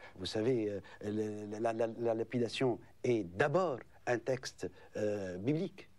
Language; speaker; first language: French; non-native, local second language; Arabic